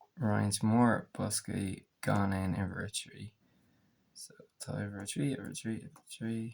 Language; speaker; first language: Irish; non-native, local second language; English